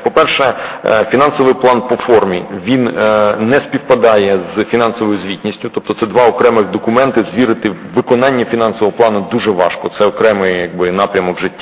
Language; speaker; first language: Ukrainian; native; Ukrainian